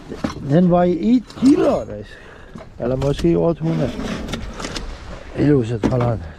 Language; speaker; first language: Danish; non-native, learner; Estonian